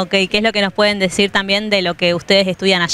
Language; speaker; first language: Spanish; native; Spanish